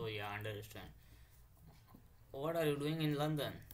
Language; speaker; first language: English; non-native, learner; Hindi